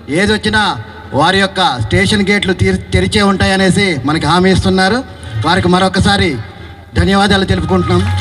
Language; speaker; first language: Telugu; native; Telugu